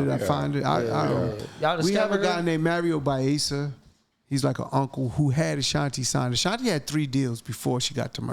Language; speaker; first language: English; native; English